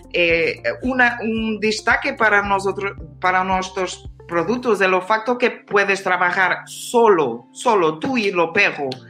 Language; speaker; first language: Spanish; non-native, learner; Portuguese